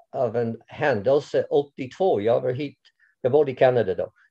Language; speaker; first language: Swedish; non-native, fluent; English